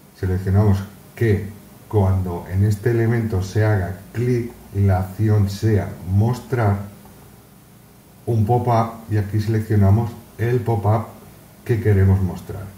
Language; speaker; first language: Spanish; native; Spanish